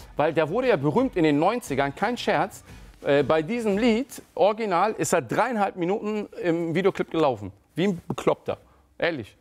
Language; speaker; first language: German; early bilingual, other home language; Turkish